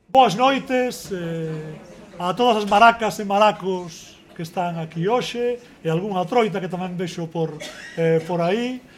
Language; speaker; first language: Galician; native; Galician